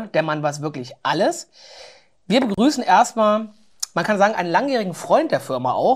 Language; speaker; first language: German; native; German